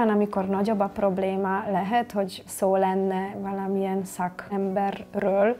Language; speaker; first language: Hungarian; non-native, fluent; Polish